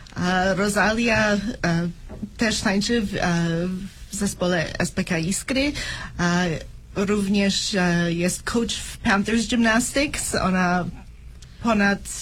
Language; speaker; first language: Polish; early bilingual, heritage; Polish